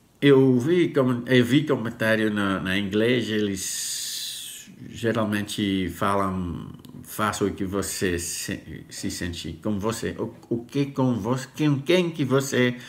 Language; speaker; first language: Portuguese; non-native, learner; Dutch